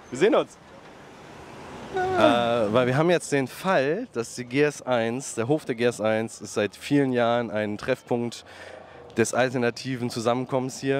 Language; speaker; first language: German; native; German